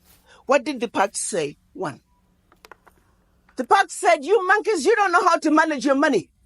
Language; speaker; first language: English; non-native, local second language; Shona